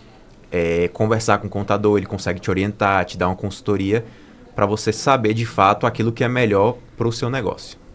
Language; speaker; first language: Portuguese; native; Portuguese